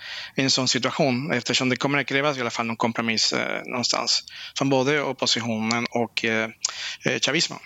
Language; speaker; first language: Swedish; non-native, fluent; Spanish